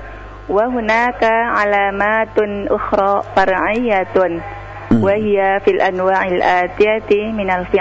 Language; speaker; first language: Arabic; non-native, learner; Indonesian